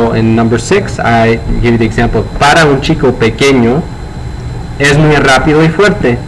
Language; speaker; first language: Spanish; non-native, fluent; English